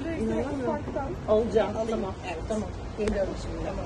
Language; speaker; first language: Turkish; native; Turkish